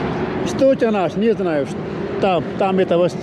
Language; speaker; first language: Russian; non-native, learner; Urdu